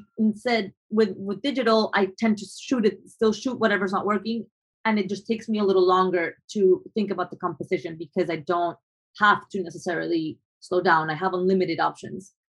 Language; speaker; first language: English; non-native, fluent; Spanish